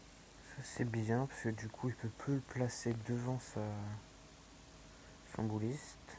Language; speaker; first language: French; native; French